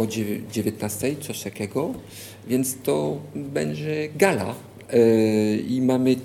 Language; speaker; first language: Polish; non-native, fluent; French